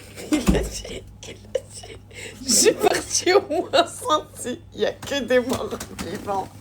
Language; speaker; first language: French; native; French